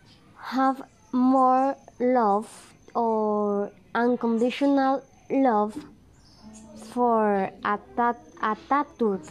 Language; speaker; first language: English; non-native, learner; Spanish